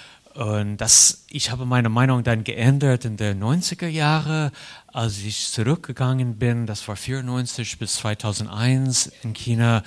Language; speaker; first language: German; non-native, fluent; English